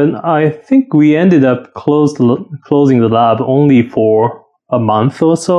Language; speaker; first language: English; non-native, fluent; Japanese